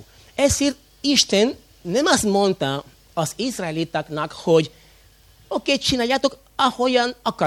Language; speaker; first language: Hungarian; non-native, fluent; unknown